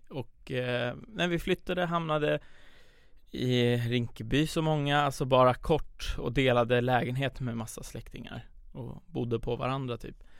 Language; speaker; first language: Swedish; early bilingual, other home language; Persian